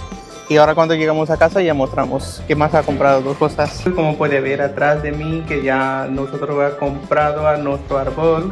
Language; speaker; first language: Spanish; non-native, learner; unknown